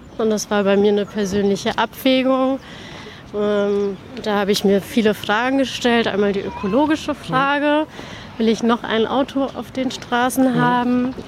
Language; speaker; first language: German; early bilingual, other home language; Persian